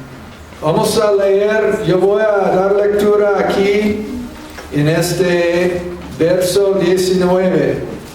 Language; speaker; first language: Spanish; non-native, fluent; English